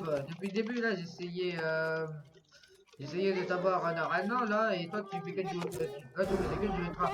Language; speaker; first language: French; native; French